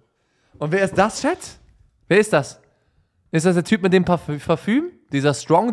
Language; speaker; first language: German; native; German